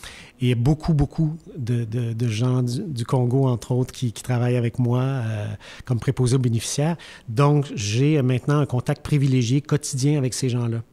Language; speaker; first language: French; native; French